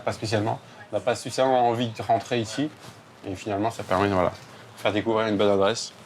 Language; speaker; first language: French; native; French